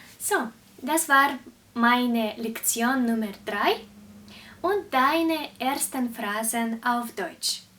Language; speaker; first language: German; non-native, fluent; Russian